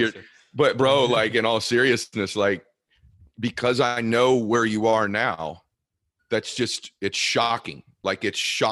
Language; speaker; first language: English; native; English